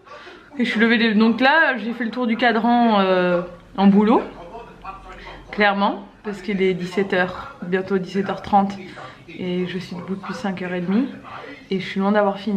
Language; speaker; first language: French; native; French